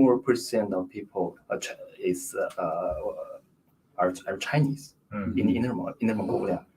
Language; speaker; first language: English; non-native, learner; Mongolian